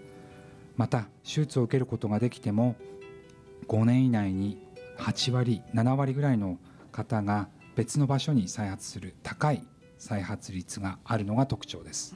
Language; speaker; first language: Japanese; native; Japanese